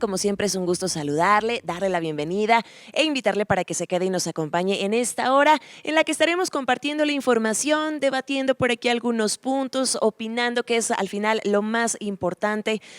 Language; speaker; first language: Spanish; native; Spanish